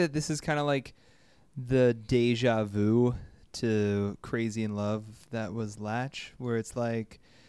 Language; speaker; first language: English; native; English